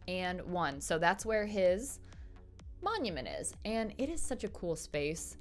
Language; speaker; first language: English; native; English